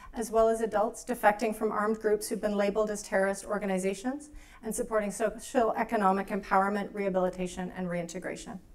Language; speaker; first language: English; native; English